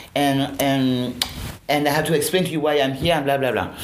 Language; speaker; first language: English; non-native, fluent; French